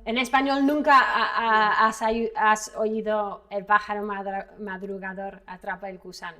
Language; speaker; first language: Spanish; non-native, fluent; English